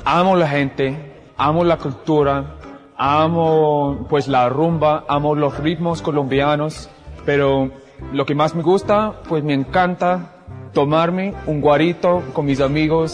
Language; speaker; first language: Spanish; non-native, fluent; English